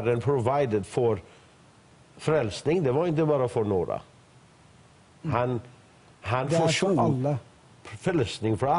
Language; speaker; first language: Swedish; non-native, fluent; Persian